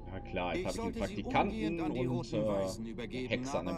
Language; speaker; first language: German; native; German